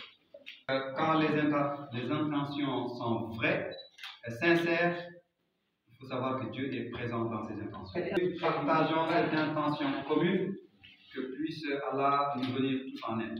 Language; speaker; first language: French; non-native, local second language; Fula